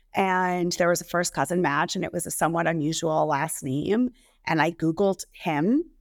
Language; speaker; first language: English; native; English